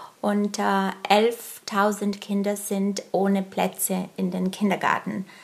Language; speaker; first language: German; early bilingual, other home language; Bulgarian